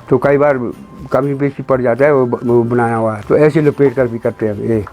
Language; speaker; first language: Hindi; non-native, local second language; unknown